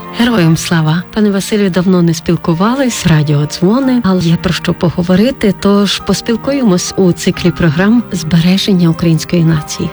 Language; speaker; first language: Ukrainian; native; Ukrainian